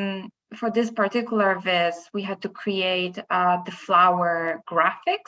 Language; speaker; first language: English; non-native, fluent; Polish